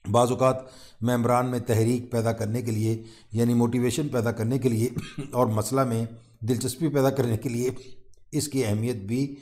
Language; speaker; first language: Urdu; non-native, local second language; Punjabi